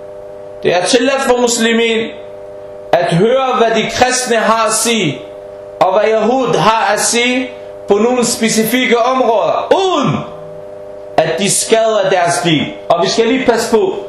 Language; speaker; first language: Danish; early bilingual, heritage; Danish